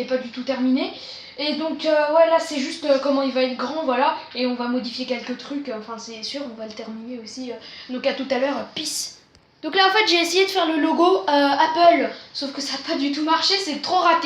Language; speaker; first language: French; native; French